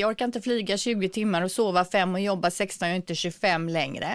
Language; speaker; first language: Swedish; native; Swedish